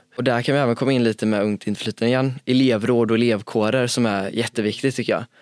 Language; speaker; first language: Swedish; native; Swedish